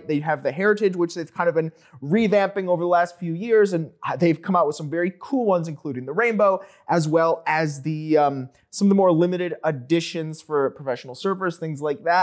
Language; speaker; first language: English; native; English